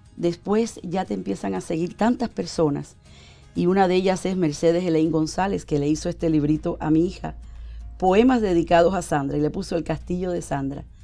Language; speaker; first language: Spanish; native; Spanish